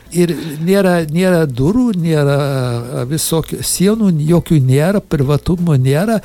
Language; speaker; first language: Lithuanian; early bilingual, heritage; Lithuanian